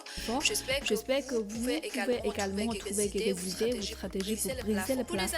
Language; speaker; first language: French; non-native, fluent; Chinese